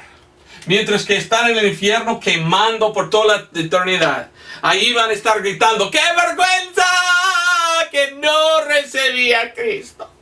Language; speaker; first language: Spanish; non-native, fluent; English